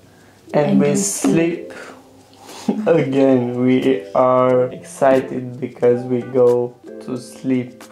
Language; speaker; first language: English; non-native, learner; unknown